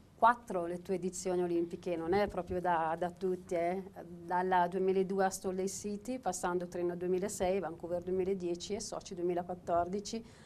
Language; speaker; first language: Italian; native; Italian